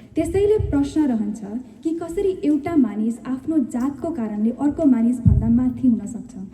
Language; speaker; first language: Nepali; early bilingual, heritage; Nepali